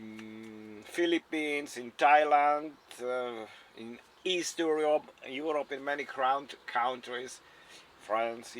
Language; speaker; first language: English; non-native, learner; German